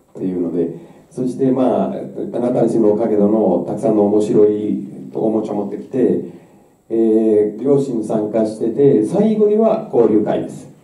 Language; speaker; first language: Japanese; non-native, fluent; Spanish